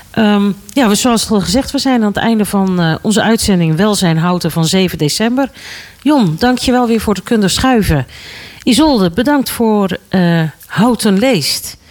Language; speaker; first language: Dutch; native; Dutch